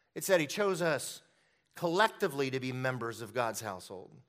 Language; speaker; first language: English; early bilingual, other home language; Hungarian